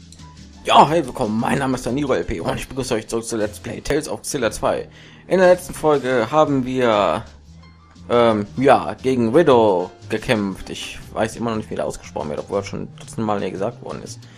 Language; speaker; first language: German; native; German